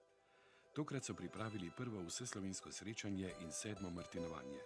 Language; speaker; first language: Slovenian; native; Slovenian